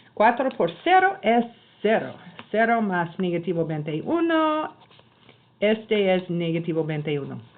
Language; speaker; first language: Spanish; non-native, learner; English